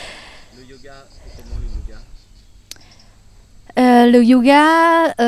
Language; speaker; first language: French; native; French